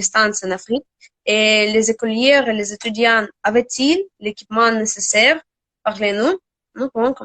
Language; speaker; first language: French; non-native, learner; Russian